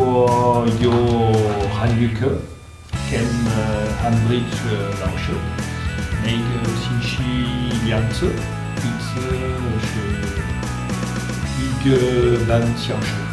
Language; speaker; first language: Chinese; non-native, fluent; French